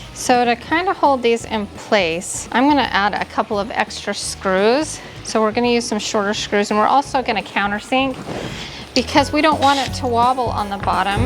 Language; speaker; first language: English; native; English